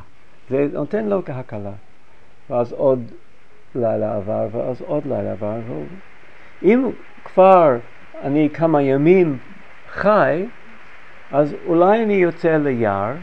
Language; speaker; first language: Hebrew; non-native, fluent; English